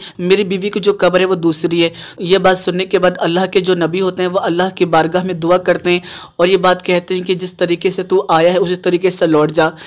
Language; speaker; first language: Urdu; native; Urdu